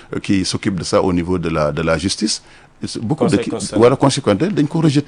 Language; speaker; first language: French; non-native, local second language; Wolof